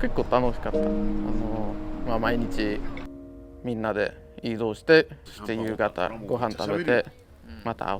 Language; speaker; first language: Japanese; non-native, fluent; Polish